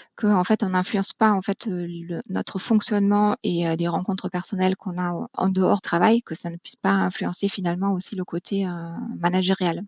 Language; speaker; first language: French; non-native, fluent; German